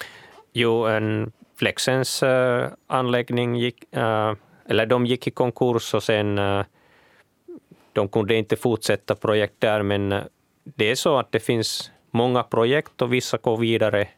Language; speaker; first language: Swedish; non-native, local second language; Finnish